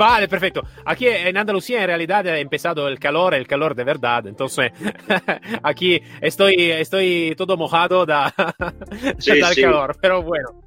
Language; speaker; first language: Spanish; non-native, fluent; Italian